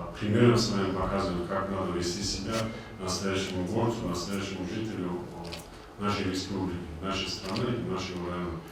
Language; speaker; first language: Russian; non-native, local second language; Avaric